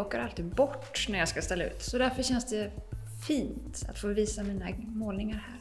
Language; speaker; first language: Swedish; native; Swedish